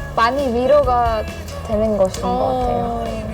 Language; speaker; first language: Korean; non-native, fluent; Persian